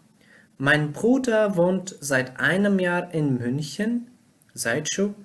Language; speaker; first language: German; non-native, learner; Pashto